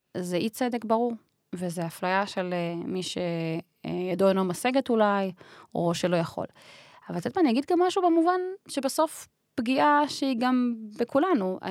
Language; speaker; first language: Hebrew; native; Hebrew